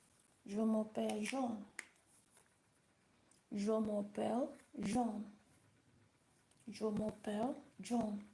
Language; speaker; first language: French; non-native, learner; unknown